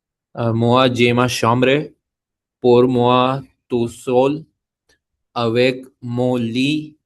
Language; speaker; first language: French; non-native, learner; Hindi